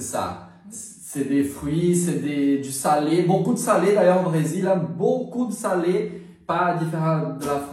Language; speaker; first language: French; non-native, fluent; Portuguese